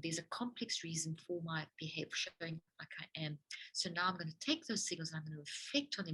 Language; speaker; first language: English; native; English